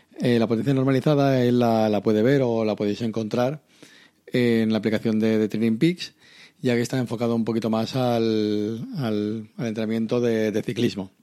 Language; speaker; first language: Spanish; native; Spanish